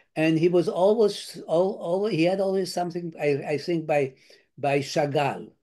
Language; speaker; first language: English; non-native, fluent; Lithuanian